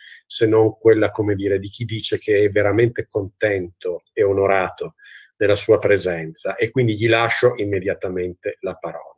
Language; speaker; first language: Italian; native; Italian